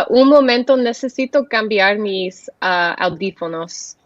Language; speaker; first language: Spanish; non-native, learner; English